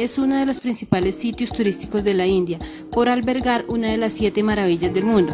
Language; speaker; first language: Spanish; native; Spanish